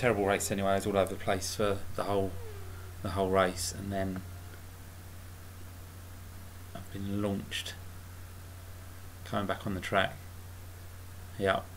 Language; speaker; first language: English; native; English